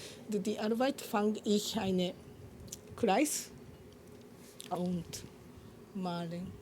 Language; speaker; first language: German; non-native, learner; Japanese